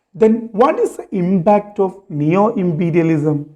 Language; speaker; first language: English; non-native, local second language; Malayalam